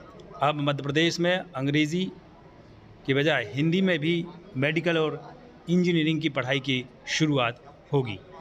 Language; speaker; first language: Hindi; native; Hindi